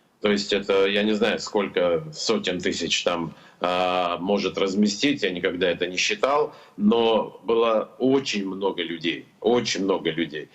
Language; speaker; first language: Russian; non-native, local second language; Georgian